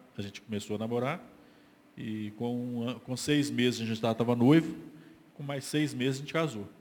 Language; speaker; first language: Portuguese; native; Portuguese